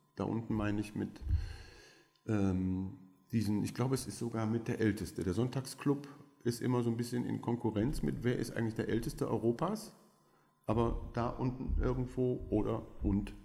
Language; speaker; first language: German; non-native, fluent; French